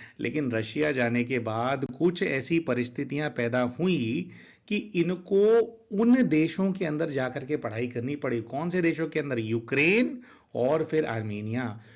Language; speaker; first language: Hindi; native; Hindi